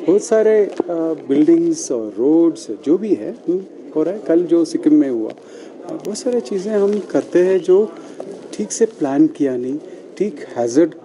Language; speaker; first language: Hindi; non-native, local second language; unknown